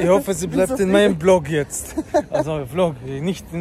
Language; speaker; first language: German; non-native, learner; Arabic